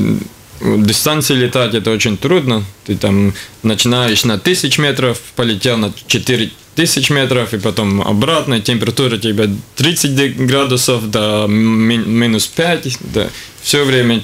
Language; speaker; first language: Russian; non-native, local second language; Latvian